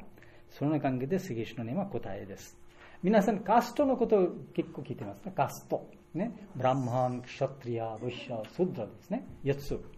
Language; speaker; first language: Japanese; non-native, fluent; Bangla